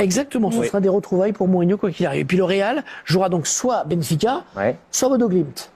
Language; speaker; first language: French; native; French